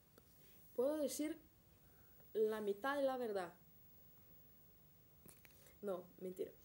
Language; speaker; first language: Spanish; non-native, fluent; Portuguese